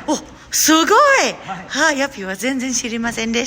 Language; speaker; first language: Japanese; non-native, learner; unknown